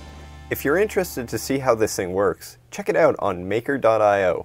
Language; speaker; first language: English; native; English